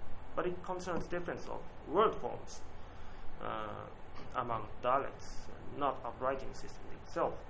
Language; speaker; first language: English; non-native, learner; Japanese